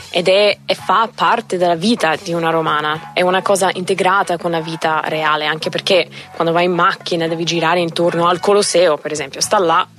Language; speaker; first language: Italian; non-native, fluent; English